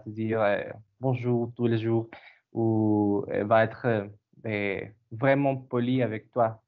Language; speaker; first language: French; non-native, learner; Spanish